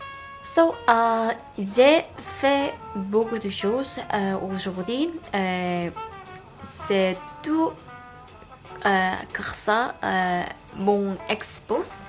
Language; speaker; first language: French; non-native, learner; Korean